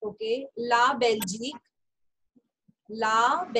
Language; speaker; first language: French; non-native, fluent; Hindi